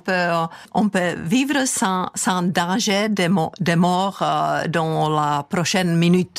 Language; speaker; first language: French; non-native, fluent; Czech